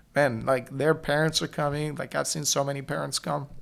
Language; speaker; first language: English; non-native, fluent; Bulgarian